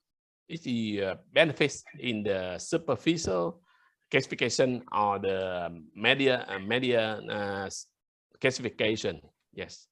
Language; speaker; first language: English; non-native, learner; Vietnamese